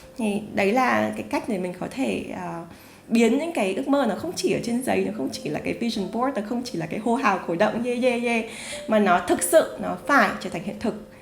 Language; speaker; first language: Vietnamese; native; Vietnamese